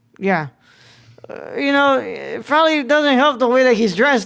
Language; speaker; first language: English; native; English